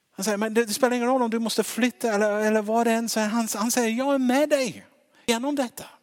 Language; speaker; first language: Swedish; non-native, fluent; English